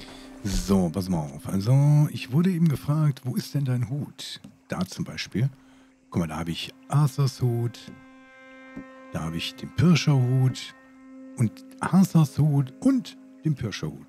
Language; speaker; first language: German; native; German